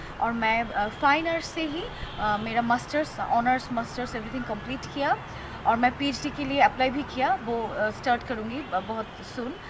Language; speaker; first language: Hindi; non-native, learner; Bangla